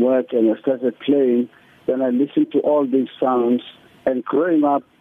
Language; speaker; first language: English; non-native, local second language; Zulu